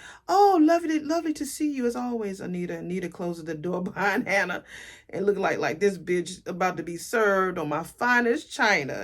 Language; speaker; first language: English; native; English